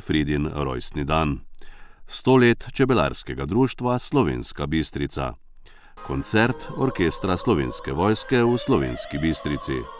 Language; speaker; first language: Slovenian; native; Slovenian